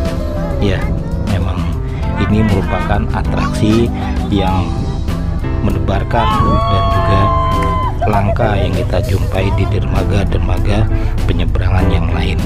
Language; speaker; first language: Indonesian; native; Indonesian